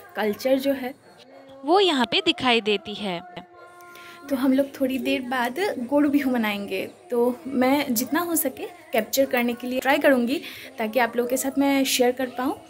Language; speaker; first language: Hindi; non-native, local second language; Assamese